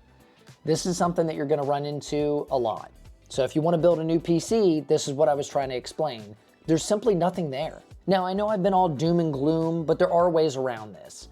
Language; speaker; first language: English; native; English